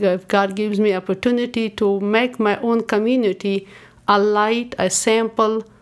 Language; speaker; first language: English; non-native, fluent; Persian